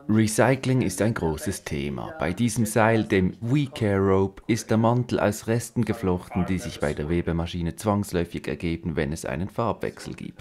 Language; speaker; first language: German; native; German